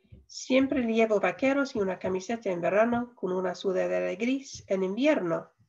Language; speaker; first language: Spanish; non-native, fluent; English